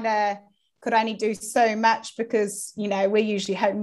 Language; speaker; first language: English; native; English